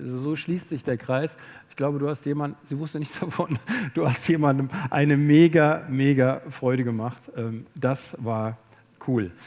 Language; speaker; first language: German; native; German